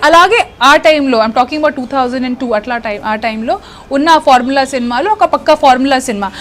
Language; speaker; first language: Telugu; non-native, local second language; Hindi